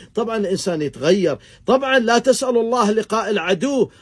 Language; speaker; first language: Arabic; native; Arabic